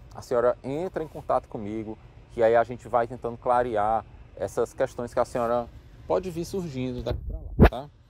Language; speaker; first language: Portuguese; native; Portuguese